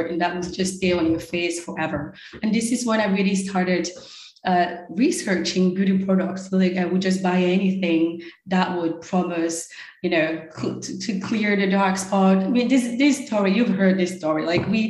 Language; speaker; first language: English; non-native, fluent; French